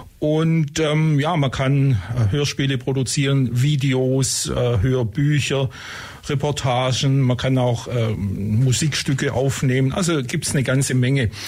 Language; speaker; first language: German; native; German